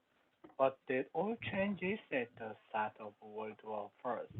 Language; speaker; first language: English; non-native, learner; Korean